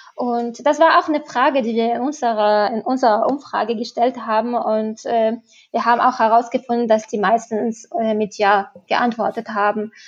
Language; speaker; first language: German; non-native, fluent; Arabic